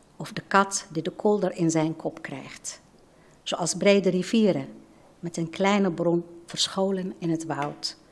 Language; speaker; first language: Dutch; non-native, fluent; Arabic